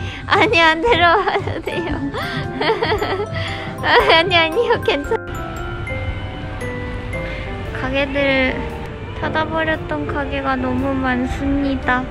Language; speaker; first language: Korean; non-native, fluent; Japanese